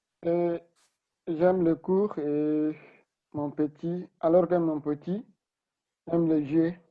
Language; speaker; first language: French; non-native, learner; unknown